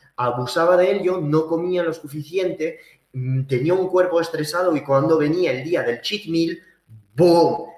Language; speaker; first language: Spanish; early bilingual, heritage; Spanish